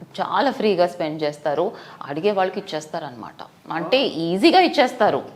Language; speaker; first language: Telugu; non-native, fluent; Tamil